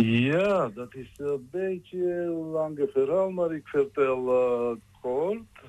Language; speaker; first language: Dutch; non-native, learner; Georgian